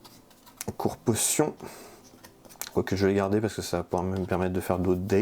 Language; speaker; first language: French; native; French